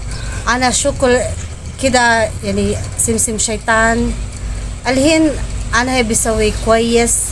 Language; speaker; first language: Arabic; non-native, learner; Filipino